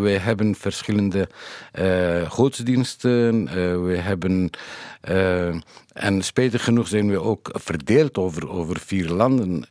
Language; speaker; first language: Dutch; non-native, fluent; Kurdish